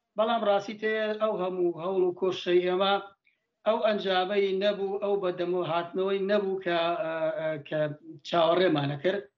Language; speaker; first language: Central Kurdish; native; Central Kurdish